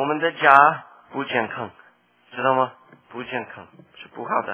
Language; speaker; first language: Chinese; non-native, learner; English